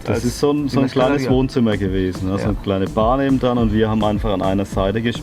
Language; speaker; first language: German; native; German